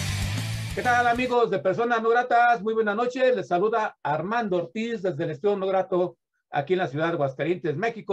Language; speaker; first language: Spanish; native; Spanish